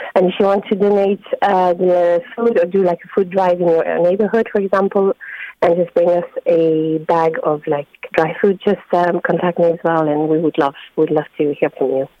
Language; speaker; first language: English; non-native, fluent; French